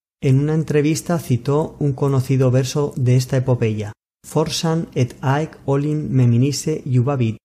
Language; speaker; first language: Spanish; native; Spanish